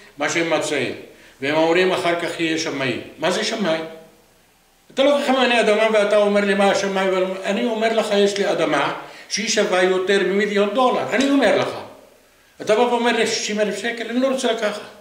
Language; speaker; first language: Hebrew; non-native, local second language; Arabic